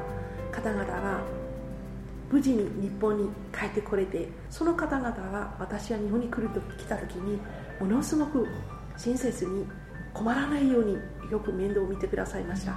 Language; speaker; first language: Japanese; non-native, fluent; Burmese